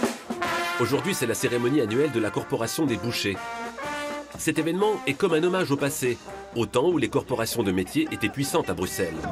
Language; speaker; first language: French; native; French